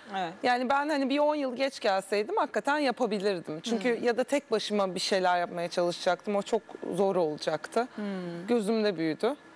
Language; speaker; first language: Turkish; early bilingual, heritage; Turkish